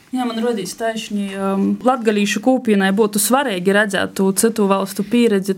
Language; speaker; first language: Latvian; non-native, fluent; German